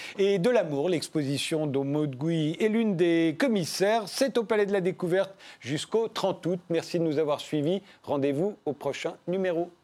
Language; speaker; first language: French; native; French